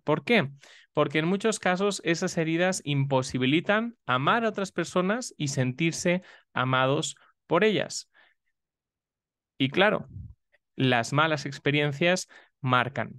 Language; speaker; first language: Spanish; native; Spanish